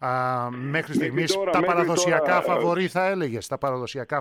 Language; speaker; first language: Greek; native; Greek